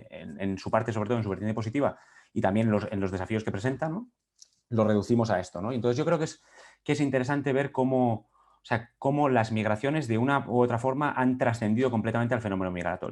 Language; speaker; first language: Spanish; native; Spanish